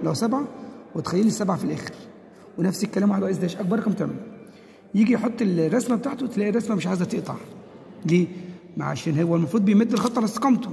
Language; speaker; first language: Arabic; native; Arabic